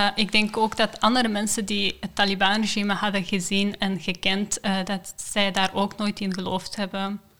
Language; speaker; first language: Dutch; non-native, fluent; Persian